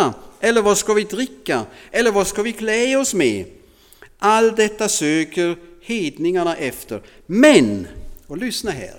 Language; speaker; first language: Swedish; non-native, fluent; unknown